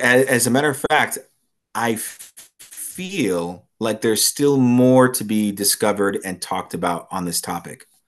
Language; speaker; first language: English; native; English